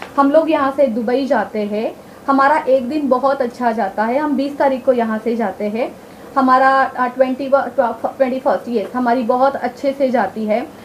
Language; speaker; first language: Hindi; non-native, local second language; Marathi